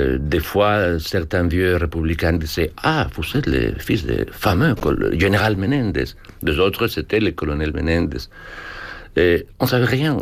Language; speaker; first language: French; non-native, fluent; Spanish